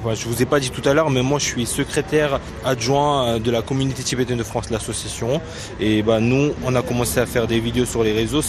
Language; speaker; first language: French; non-native, fluent; Tibetan